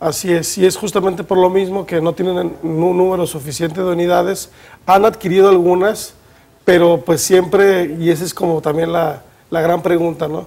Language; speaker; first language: Spanish; native; Spanish